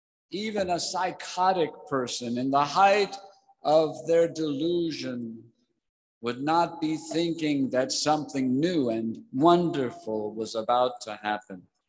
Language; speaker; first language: English; native; English